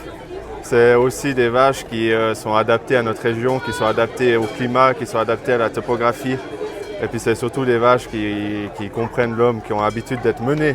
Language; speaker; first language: French; native; French